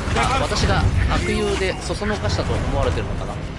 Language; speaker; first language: Japanese; native; Japanese